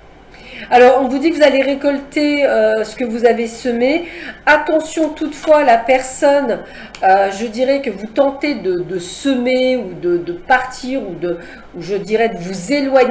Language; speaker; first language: French; native; French